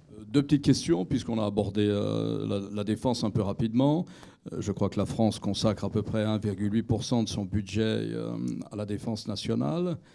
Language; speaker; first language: French; native; French